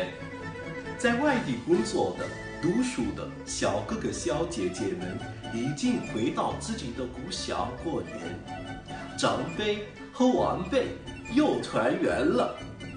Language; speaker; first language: Chinese; non-native, fluent; Arabic